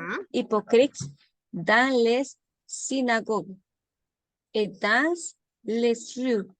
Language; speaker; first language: French; non-native, learner; Spanish